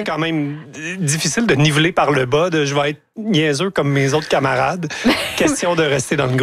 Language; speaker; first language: French; native; French